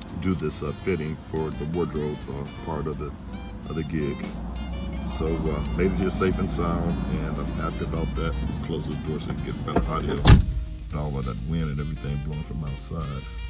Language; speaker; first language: English; native; English